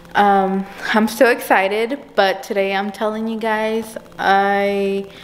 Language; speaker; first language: English; early bilingual, other home language; Spanish